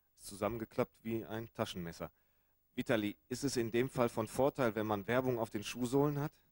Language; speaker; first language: German; native; German